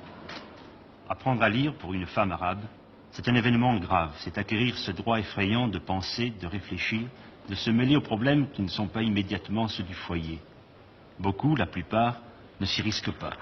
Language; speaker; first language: French; native; French